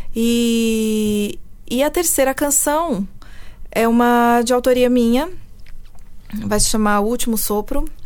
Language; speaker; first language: Portuguese; early bilingual, heritage; Portuguese